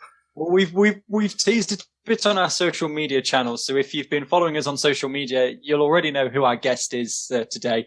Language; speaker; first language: English; native; English